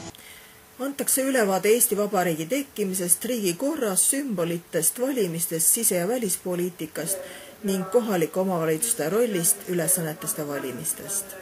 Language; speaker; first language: Estonian; native; Estonian